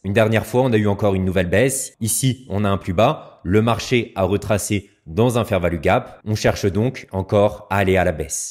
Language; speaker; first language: French; native; French